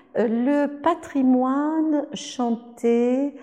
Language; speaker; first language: French; native; French